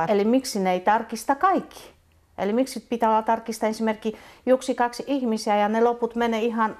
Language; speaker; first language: Finnish; non-native, fluent; Polish